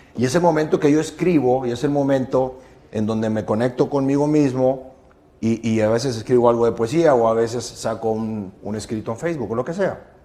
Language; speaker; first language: Spanish; native; Spanish